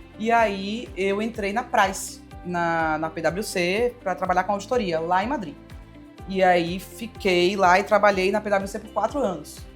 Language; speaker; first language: Portuguese; early bilingual, heritage; Portuguese